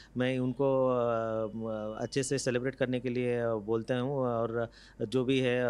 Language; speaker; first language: Hindi; non-native, local second language; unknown